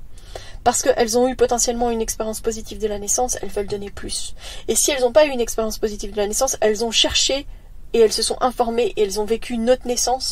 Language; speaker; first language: French; native; French